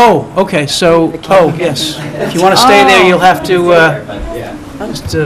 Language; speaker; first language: English; native; English